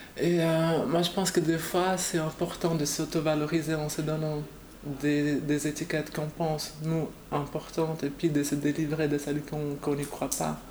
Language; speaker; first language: French; non-native, fluent; Portuguese